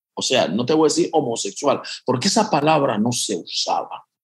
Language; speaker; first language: Spanish; native; Spanish